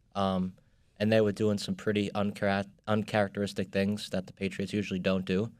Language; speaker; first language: English; native; English